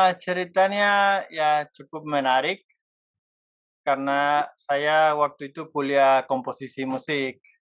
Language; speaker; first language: Indonesian; non-native, fluent; Spanish